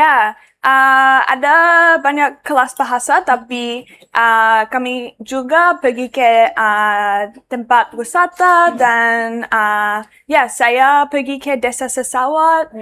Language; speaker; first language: Indonesian; non-native, learner; English